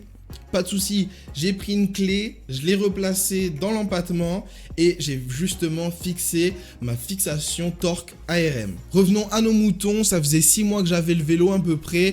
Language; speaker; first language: French; native; French